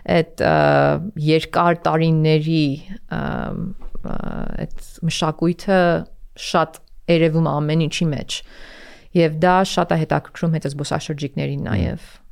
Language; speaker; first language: Armenian; early bilingual, heritage; Armenian